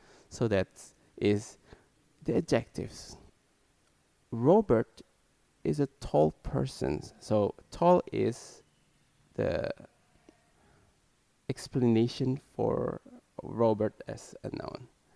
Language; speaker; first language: English; non-native, learner; Indonesian